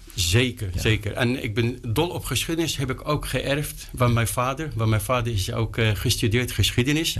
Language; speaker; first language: Dutch; non-native, fluent; Arabic